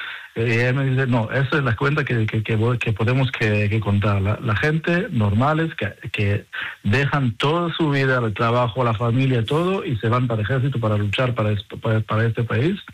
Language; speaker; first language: Spanish; non-native, fluent; Hebrew